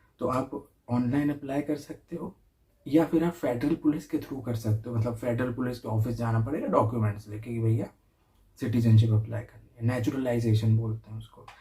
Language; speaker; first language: Hindi; native; Hindi